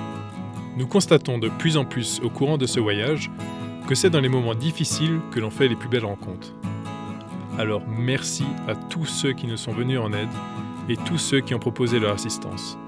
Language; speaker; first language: French; native; French